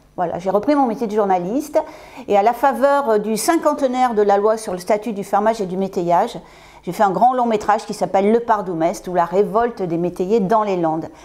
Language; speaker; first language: French; native; French